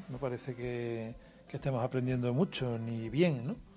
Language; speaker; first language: Spanish; native; Spanish